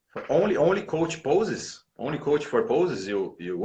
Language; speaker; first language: English; non-native, learner; Portuguese